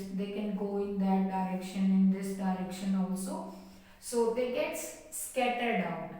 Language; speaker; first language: English; non-native, local second language; Hindi